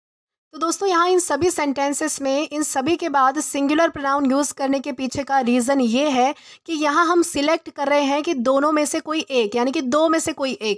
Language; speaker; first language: Hindi; native; Hindi